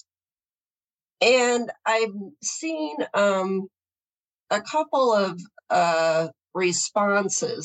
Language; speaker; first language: English; native; English